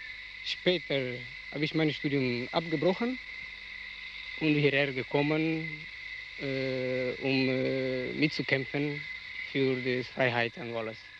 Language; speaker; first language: German; non-native, learner; Portuguese